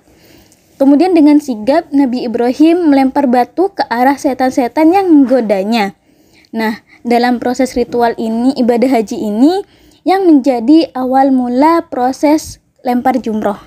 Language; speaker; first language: Indonesian; native; Indonesian